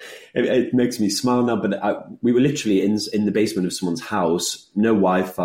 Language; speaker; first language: English; native; English